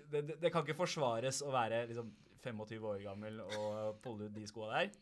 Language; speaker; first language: Norwegian; early bilingual, other home language; Punjabi